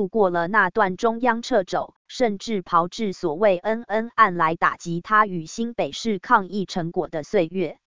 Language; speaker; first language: Chinese; native; Chinese